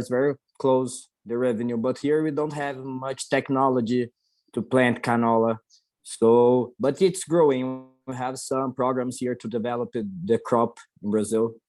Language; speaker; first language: English; non-native, learner; Portuguese